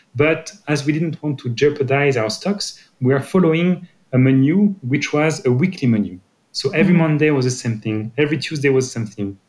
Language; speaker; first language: English; non-native, fluent; French